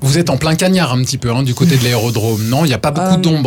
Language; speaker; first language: French; native; French